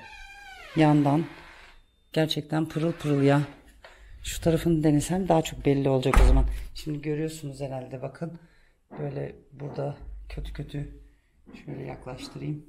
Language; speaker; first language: Turkish; early bilingual, heritage; Turkish